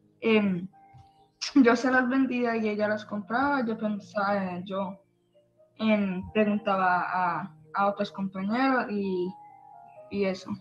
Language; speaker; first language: Spanish; early bilingual, heritage; Spanish